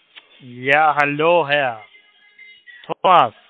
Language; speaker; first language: German; non-native, learner; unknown